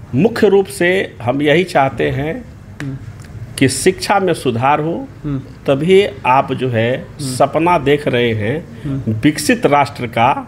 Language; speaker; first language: Hindi; native; Hindi